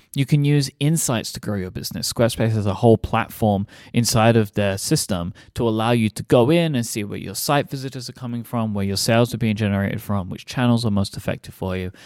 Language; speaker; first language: English; native; English